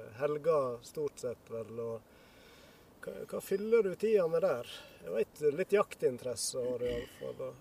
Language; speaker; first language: Norwegian; native; Norwegian